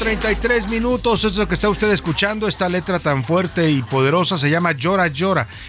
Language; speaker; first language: Spanish; native; Spanish